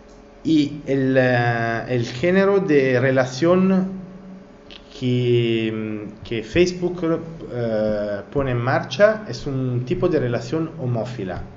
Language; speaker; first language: Spanish; non-native, learner; Italian